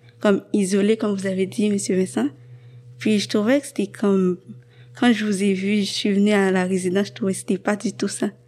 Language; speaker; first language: French; non-native, local second language; Haitian Creole